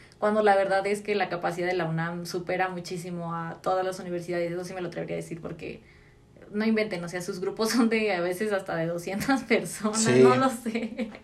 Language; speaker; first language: Spanish; native; Spanish